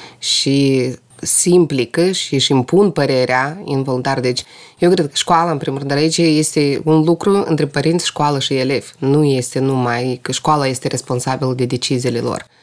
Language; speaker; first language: Romanian; non-native, local second language; Russian